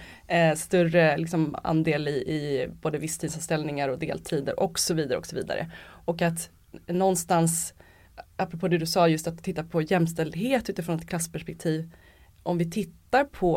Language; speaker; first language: Swedish; native; Swedish